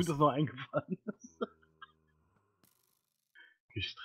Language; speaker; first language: German; native; German